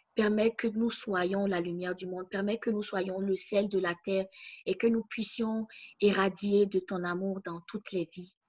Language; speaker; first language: English; non-native, fluent; French